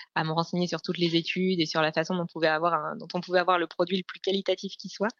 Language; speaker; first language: French; native; French